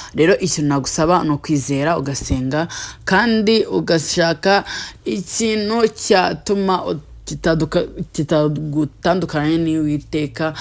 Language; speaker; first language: Kinyarwanda; native; Kinyarwanda